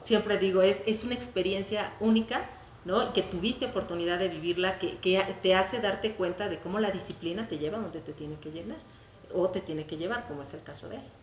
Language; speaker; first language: Spanish; native; Spanish